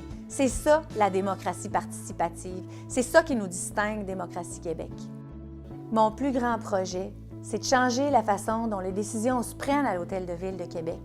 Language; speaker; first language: French; native; French